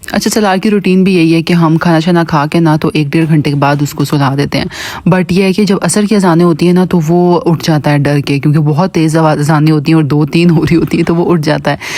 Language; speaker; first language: Urdu; native; Urdu